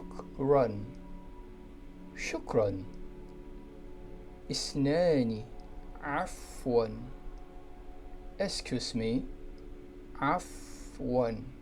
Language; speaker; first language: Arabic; non-native, fluent; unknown